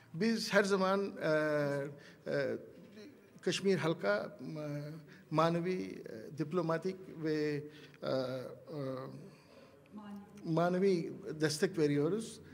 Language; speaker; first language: Turkish; non-native, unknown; Urdu